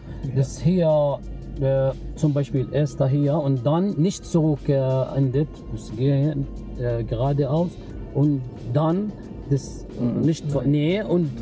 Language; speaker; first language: German; non-native, learner; Arabic